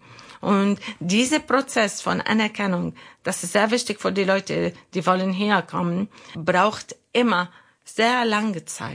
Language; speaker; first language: German; non-native, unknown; Arabic